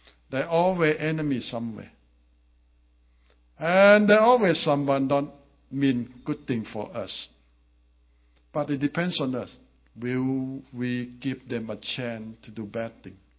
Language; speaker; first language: English; non-native, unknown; Thai